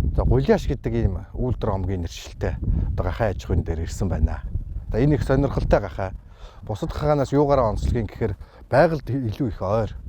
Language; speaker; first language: Mongolian; native; Mongolian